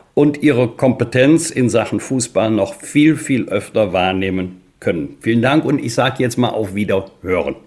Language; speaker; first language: German; early bilingual, other home language; Portuguese